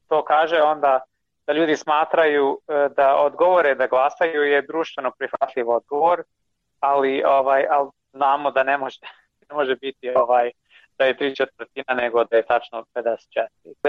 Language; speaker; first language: Croatian; non-native, fluent; English